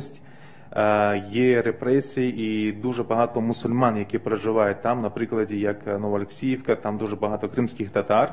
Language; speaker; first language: Ukrainian; non-native, fluent; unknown